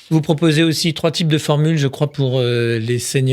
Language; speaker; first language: French; native; French